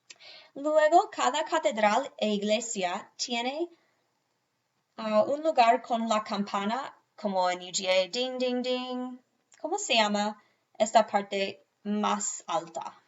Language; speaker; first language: Spanish; non-native, fluent; English